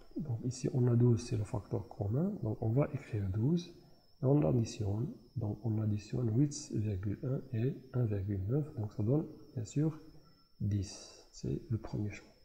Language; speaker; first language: French; non-native, local second language; Arabic